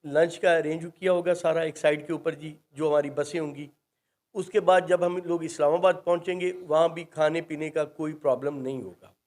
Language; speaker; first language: Urdu; non-native, local second language; Punjabi